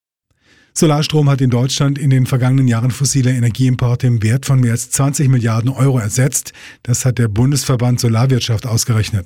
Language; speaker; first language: German; native; German